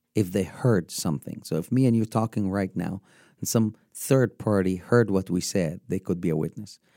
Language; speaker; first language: English; non-native, fluent; Arabic